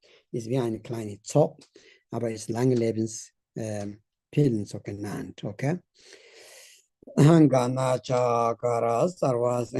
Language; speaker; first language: German; non-native, learner; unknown